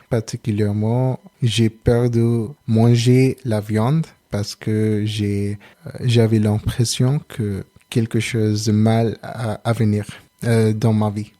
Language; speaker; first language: French; non-native, learner; Telugu